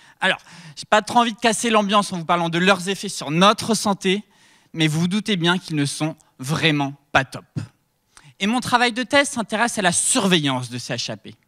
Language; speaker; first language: French; native; French